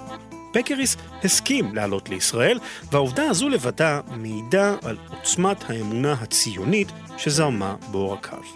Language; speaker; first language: Hebrew; native; Hebrew